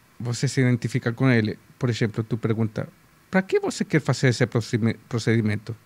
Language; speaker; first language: Portuguese; non-native, fluent; Spanish